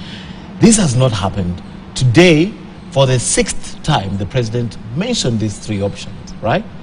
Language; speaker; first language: English; non-native, local second language; Swahili